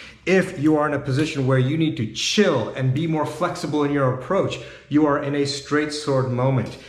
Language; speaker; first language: English; native; English